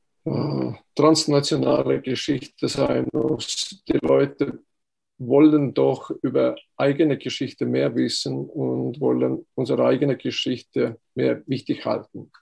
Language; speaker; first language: German; non-native, fluent; Estonian